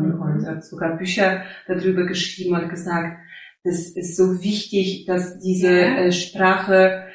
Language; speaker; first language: German; early bilingual, heritage; German